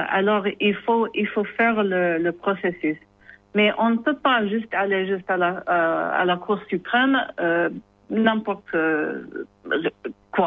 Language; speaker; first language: French; non-native, learner; English